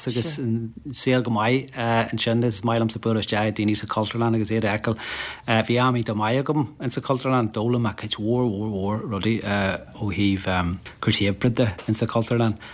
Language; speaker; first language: Irish; non-native, local second language; English